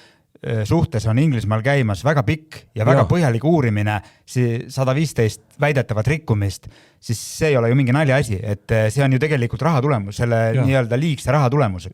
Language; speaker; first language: Estonian; native; Estonian